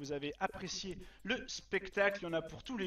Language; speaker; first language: French; native; French